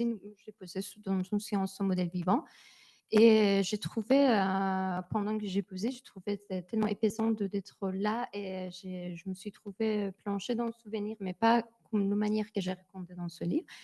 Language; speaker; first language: French; non-native, learner; Persian